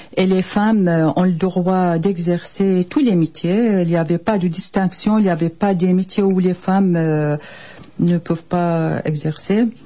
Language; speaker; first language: French; non-native, fluent; Arabic